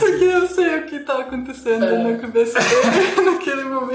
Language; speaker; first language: Portuguese; non-native, fluent; Russian